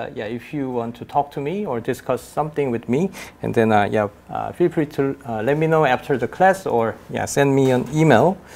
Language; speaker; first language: English; non-native, fluent; Korean